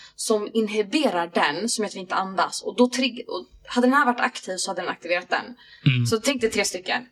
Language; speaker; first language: Swedish; native; Swedish